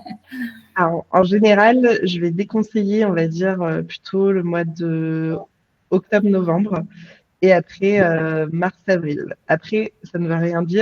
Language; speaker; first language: French; native; French